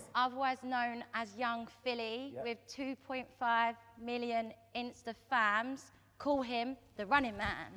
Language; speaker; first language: English; native; English